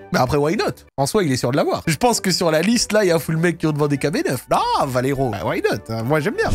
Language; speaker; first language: French; native; French